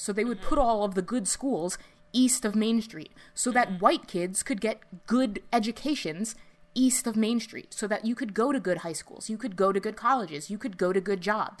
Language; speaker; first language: English; native; English